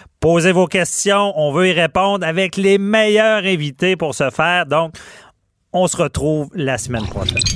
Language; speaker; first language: French; native; French